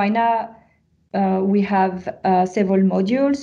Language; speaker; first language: English; non-native, fluent; French